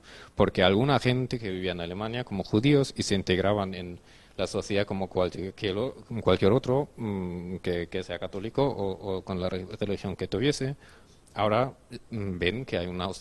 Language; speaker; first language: Spanish; non-native, fluent; German